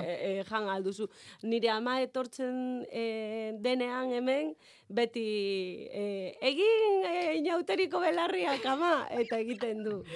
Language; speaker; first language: Basque; non-native, learner; Galician